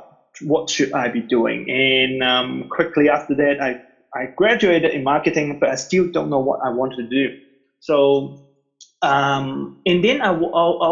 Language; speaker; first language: English; non-native, local second language; Cantonese